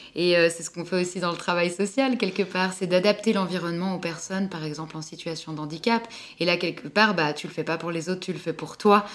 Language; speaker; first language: French; native; French